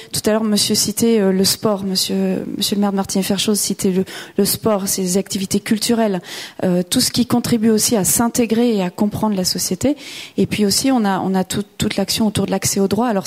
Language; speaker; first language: French; native; French